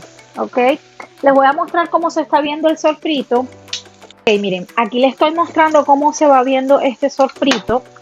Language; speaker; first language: Spanish; native; Spanish